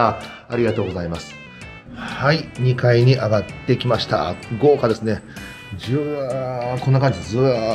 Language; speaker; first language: Japanese; native; Japanese